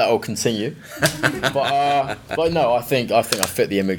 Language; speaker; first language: English; native; English